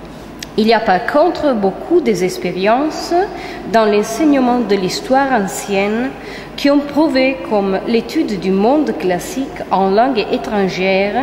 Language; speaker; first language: French; non-native, fluent; Italian